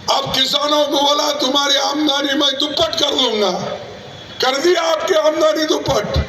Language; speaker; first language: Hindi; non-native, local second language; Kannada